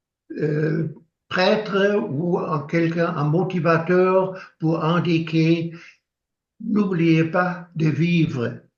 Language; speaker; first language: French; non-native, learner; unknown